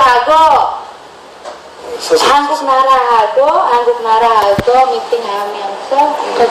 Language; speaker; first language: Korean; non-native, fluent; Indonesian